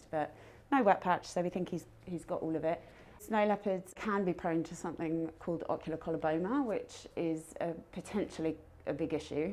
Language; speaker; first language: English; native; English